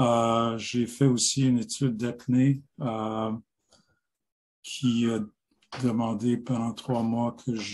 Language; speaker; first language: French; non-native, local second language; English